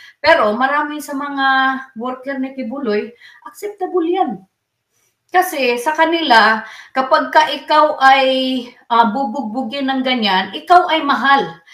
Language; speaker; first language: Filipino; non-native, local second language; Cebuano